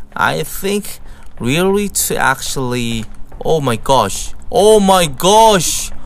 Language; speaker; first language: English; non-native, learner; Korean